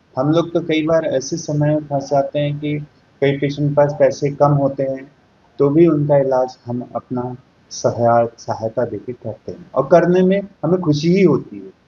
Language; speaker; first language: Hindi; native; Hindi